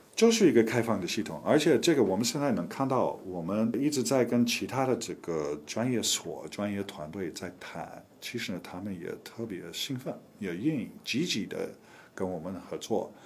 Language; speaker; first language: Chinese; non-native, fluent; English